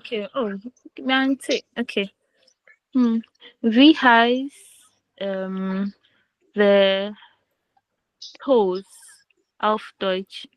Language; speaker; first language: German; non-native, learner; Filipino